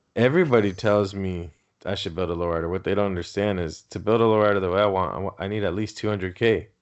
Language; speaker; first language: English; early bilingual, other home language; Spanish